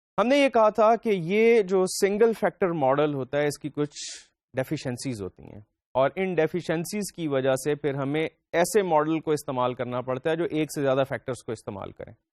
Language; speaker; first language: Urdu; native; Urdu